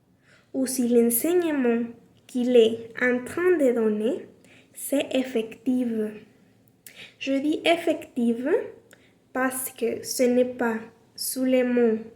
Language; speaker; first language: French; non-native, learner; Spanish